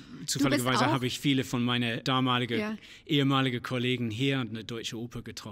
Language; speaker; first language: German; non-native, fluent; English